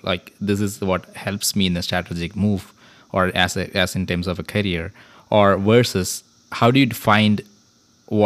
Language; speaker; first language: English; non-native, local second language; Malayalam